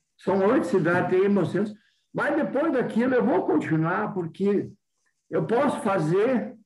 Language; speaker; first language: Portuguese; native; Portuguese